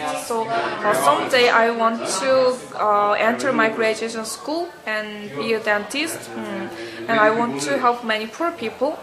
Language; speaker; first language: English; non-native, learner; Korean